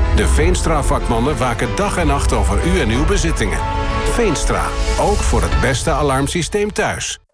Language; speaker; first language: Dutch; native; Dutch